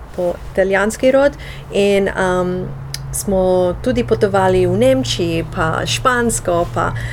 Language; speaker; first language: Slovenian; early bilingual, heritage; Slovenian